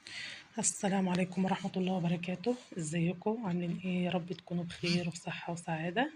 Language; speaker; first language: Arabic; native; Arabic